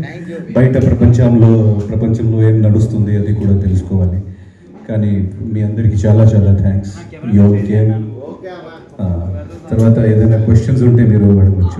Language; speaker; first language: Telugu; non-native, fluent; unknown